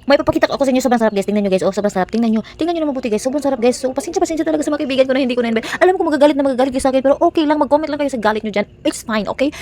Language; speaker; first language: Filipino; non-native, local second language; Cebuano